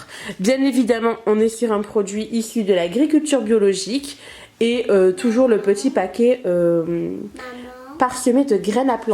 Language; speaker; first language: French; native; French